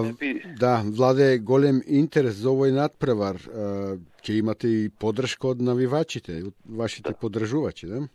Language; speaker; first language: Macedonian; native; Macedonian